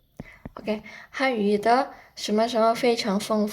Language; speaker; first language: Chinese; non-native, fluent; Indonesian